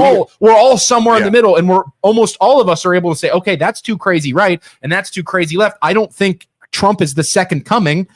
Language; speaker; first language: English; native; English